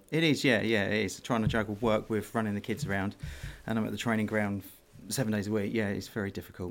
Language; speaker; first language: English; native; English